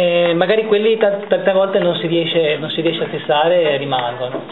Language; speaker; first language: Italian; native; Italian